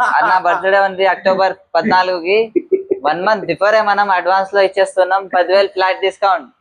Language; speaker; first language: Telugu; native; Telugu